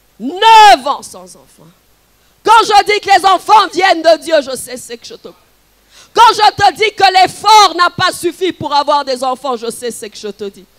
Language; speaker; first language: French; non-native, local second language; Lingala